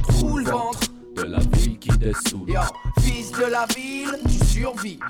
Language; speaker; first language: French; native; French